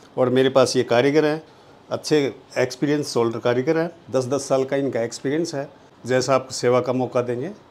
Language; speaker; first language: Hindi; non-native, local second language; Punjabi